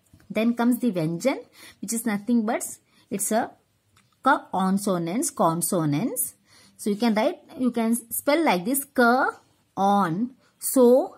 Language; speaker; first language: English; non-native, local second language; Tamil